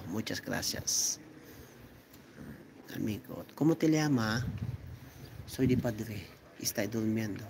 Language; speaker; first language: Spanish; non-native, learner; Iloko